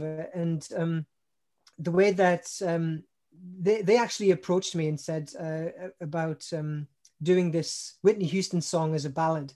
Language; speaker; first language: English; native; English